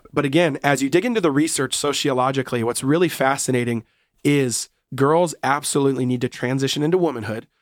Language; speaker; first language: English; native; English